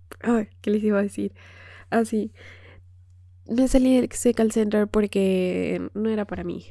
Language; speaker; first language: Spanish; native; Spanish